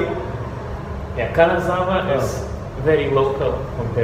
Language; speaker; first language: English; non-native, fluent; Lithuanian